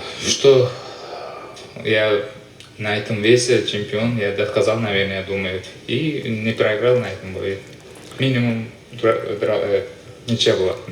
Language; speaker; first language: Russian; non-native, local second language; Uzbek